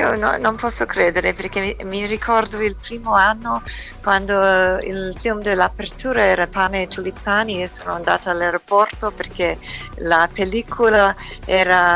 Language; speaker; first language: Italian; early bilingual, heritage; English